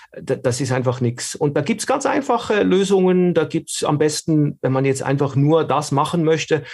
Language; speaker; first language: German; native; German